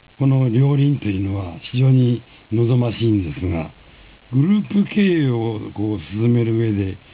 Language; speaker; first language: Japanese; native; Japanese